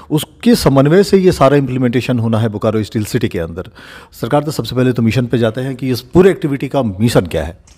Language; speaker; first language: Hindi; native; Hindi